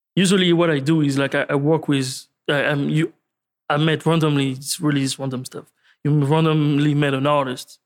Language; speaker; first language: English; non-native, learner; French